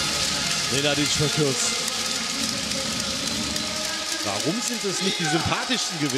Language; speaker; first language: German; native; German